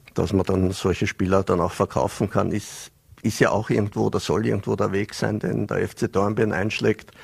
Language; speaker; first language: German; native; German